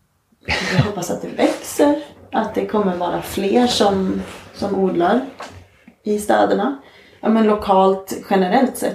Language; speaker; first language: Swedish; native; Swedish